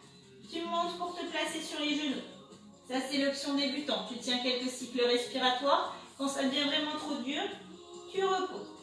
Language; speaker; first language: French; native; French